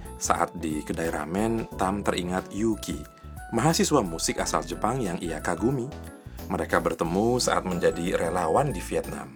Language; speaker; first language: Indonesian; native; Indonesian